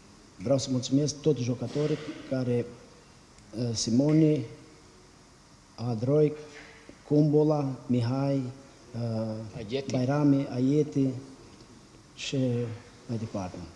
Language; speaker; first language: Romanian; non-native, learner; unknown